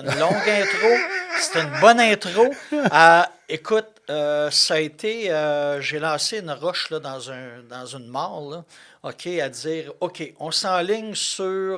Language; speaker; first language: French; native; French